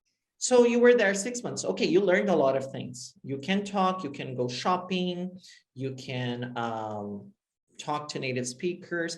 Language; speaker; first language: English; non-native, fluent; Portuguese